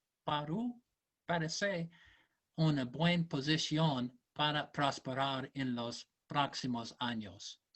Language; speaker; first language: Spanish; non-native, learner; English